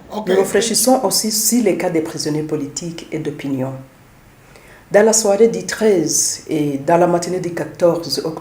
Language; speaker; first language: French; non-native, local second language; Kinyarwanda